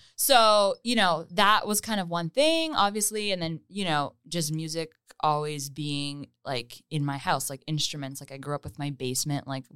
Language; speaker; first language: English; native; English